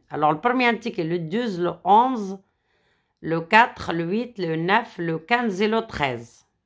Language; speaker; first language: French; non-native, fluent; Arabic